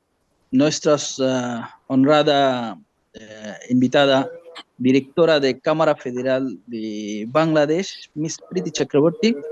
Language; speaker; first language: Spanish; non-native, learner; Bangla